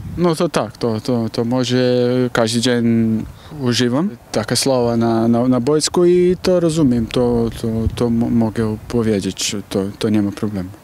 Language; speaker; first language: Polish; non-native, learner; Slovenian